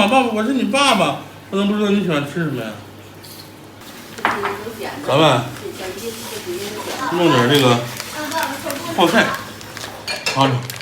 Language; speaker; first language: Chinese; native; Chinese